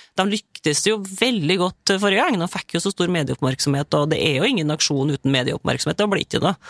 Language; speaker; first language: Norwegian; native; Norwegian